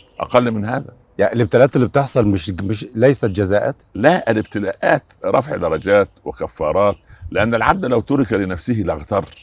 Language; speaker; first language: Arabic; native; Arabic